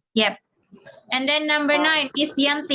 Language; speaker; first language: English; non-native, fluent; Indonesian